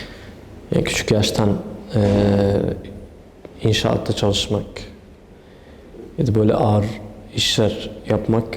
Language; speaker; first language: Turkish; early bilingual, other home language; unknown